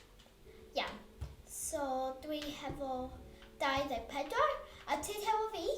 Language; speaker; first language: Welsh; non-native, local second language; English